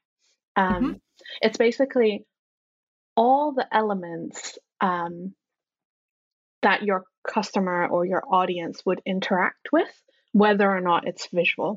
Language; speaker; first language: English; non-native, local second language; Cantonese